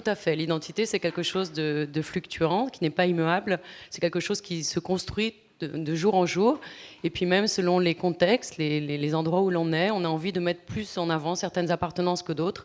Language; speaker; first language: French; native; French